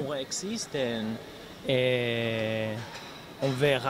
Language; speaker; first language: French; non-native, learner; Spanish